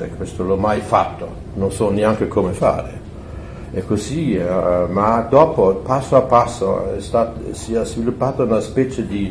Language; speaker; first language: Italian; non-native, fluent; German